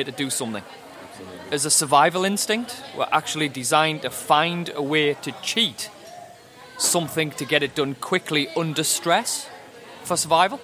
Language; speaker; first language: English; native; English